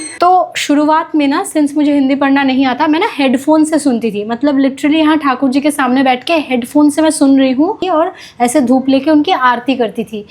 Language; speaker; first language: Hindi; non-native, local second language; Bangla